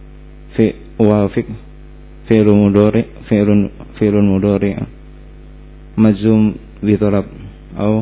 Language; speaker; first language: Arabic; non-native, learner; Indonesian